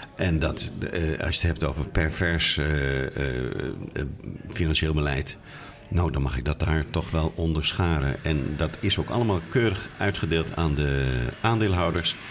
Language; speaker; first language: Dutch; native; Dutch